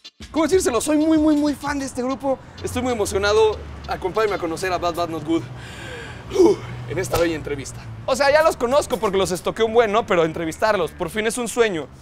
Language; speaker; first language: Spanish; native; Spanish